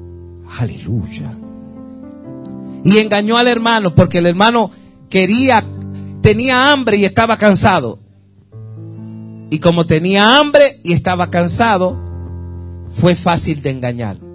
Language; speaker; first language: Spanish; native; Spanish